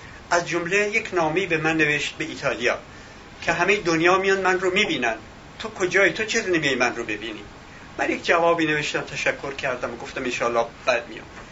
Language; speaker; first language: Persian; native; Persian